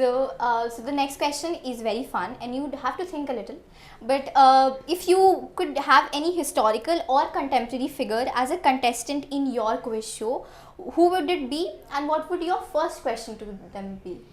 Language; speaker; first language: English; non-native, local second language; Hindi